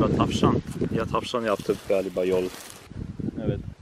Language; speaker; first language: Turkish; non-native, learner; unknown